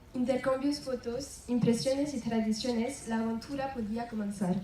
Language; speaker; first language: Spanish; non-native, learner; French